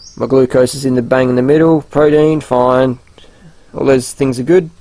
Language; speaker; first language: English; native; English